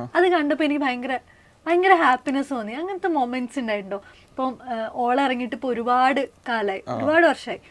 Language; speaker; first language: Malayalam; native; Malayalam